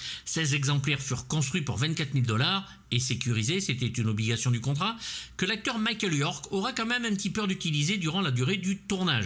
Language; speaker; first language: French; native; French